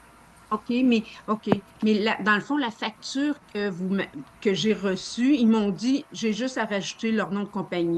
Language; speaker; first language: French; native; French